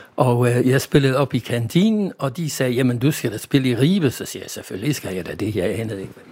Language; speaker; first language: Danish; non-native, fluent; English